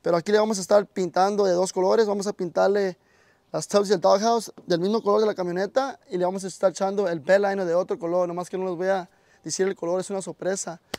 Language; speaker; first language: Spanish; early bilingual, heritage; Spanish